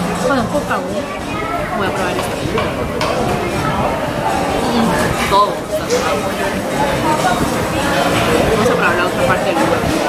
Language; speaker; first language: Spanish; early bilingual, other home language; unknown